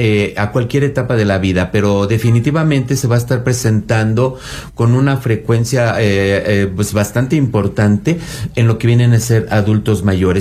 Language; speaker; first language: Spanish; native; Spanish